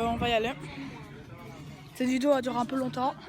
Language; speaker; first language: French; native; French